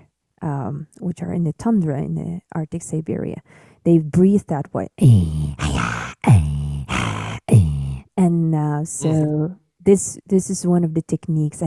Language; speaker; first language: English; non-native, fluent; Yakut